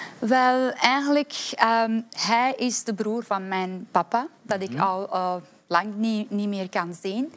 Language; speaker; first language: Dutch; non-native, fluent; Persian